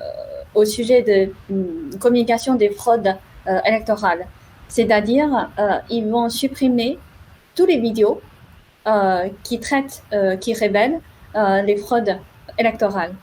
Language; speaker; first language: French; non-native, fluent; Chinese